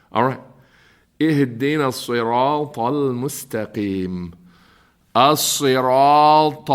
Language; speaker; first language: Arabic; non-native, fluent; English